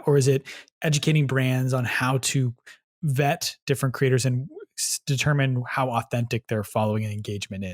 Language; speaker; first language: English; native; English